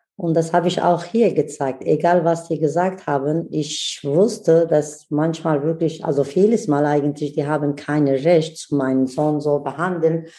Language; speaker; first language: German; non-native, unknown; Kurdish